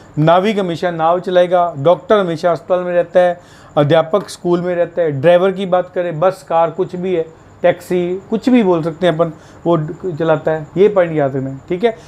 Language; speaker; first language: Hindi; native; Hindi